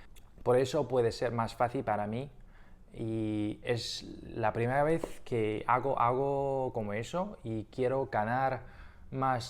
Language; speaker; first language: Spanish; non-native, fluent; Chinese